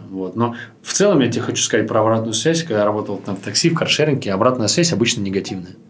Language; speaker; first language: Russian; native; Russian